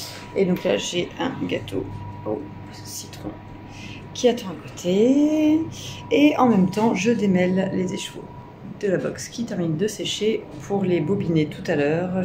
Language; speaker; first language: French; native; French